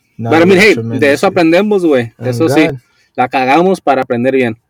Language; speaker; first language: Spanish; early bilingual, heritage; Spanish